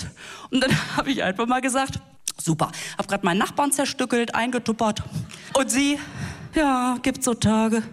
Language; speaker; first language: German; native; German